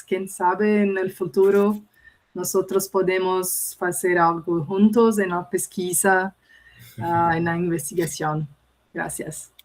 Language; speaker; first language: Spanish; non-native, learner; Portuguese